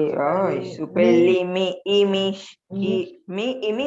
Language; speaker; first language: Turkish; non-native, learner; Spanish